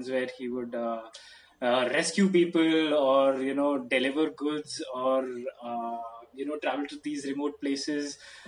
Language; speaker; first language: English; non-native, local second language; Hindi